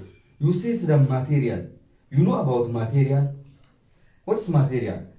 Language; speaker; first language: English; non-native, learner; Oromo